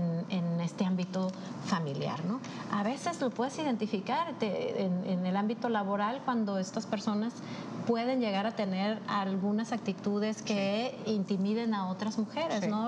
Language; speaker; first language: Spanish; native; Spanish